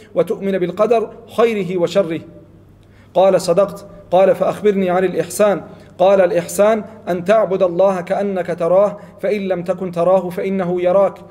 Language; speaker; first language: Arabic; non-native, fluent; Malay